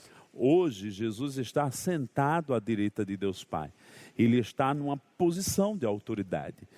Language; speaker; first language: Portuguese; native; Portuguese